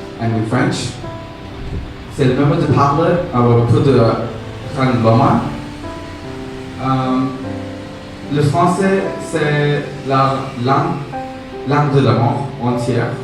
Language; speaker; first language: French; non-native, learner; Tamil